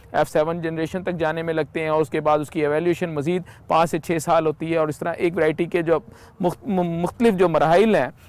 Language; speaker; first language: Urdu; native; Urdu